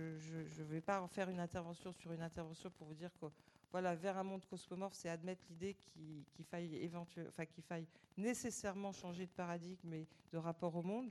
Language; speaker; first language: French; native; French